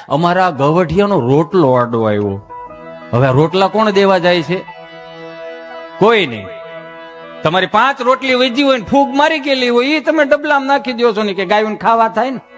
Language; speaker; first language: Gujarati; native; Gujarati